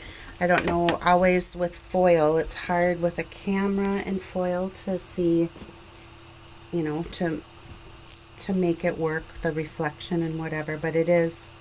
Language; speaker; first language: English; native; English